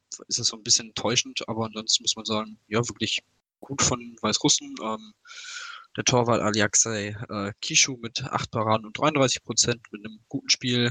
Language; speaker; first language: German; native; German